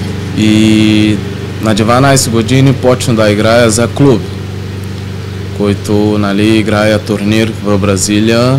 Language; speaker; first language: Bulgarian; non-native, learner; Portuguese